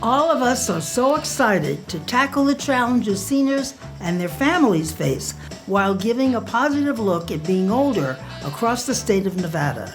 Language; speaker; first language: English; native; English